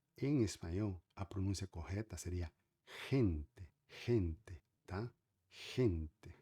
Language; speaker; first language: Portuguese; non-native, fluent; Spanish